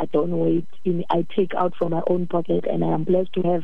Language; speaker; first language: English; non-native, local second language; Xhosa